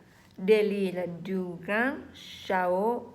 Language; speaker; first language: French; non-native, learner; Vietnamese